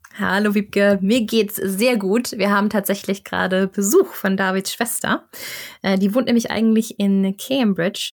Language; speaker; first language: German; native; German